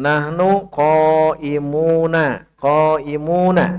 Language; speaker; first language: Arabic; non-native, fluent; Sundanese